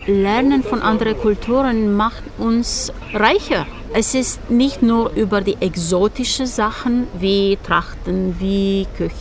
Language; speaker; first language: German; non-native, fluent; Romanian